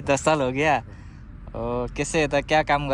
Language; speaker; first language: Hindi; non-native, learner; Nepali